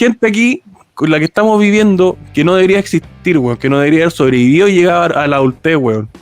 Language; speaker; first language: Spanish; native; Spanish